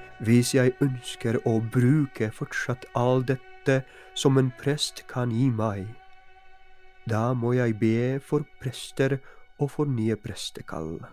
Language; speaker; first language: Norwegian; non-native, fluent; Polish